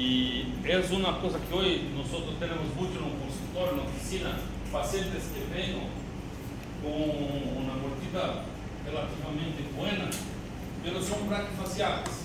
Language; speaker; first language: Spanish; non-native, learner; Portuguese